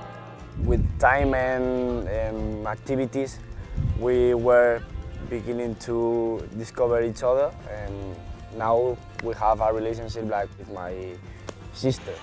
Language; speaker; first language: English; non-native, learner; Spanish